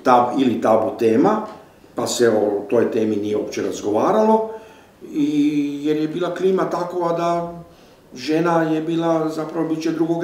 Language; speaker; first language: Croatian; native; Croatian